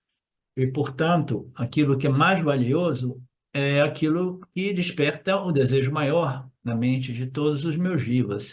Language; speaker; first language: Portuguese; native; Portuguese